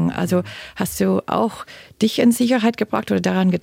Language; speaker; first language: German; non-native, fluent; English